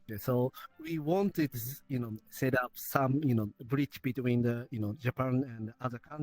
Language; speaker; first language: English; non-native, learner; Japanese